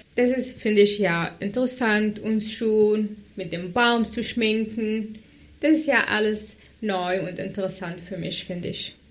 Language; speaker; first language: German; non-native, fluent; Arabic